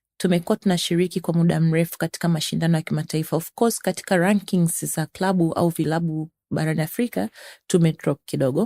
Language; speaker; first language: Swahili; native; Swahili